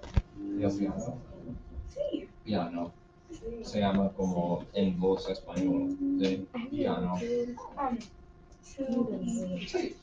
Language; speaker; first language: Spanish; non-native, fluent; English